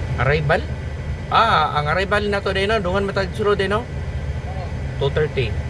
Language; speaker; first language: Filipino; non-native, local second language; Cebuano